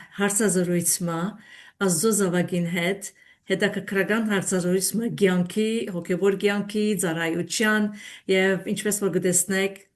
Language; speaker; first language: Armenian; early bilingual, heritage; Armenian